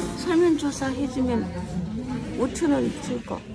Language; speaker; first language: Korean; native; Korean